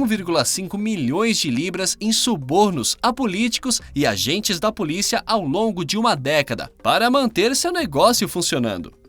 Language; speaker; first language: Portuguese; native; Portuguese